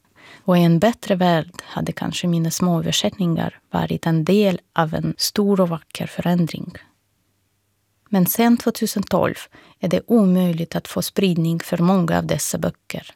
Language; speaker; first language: Swedish; non-native, fluent; Russian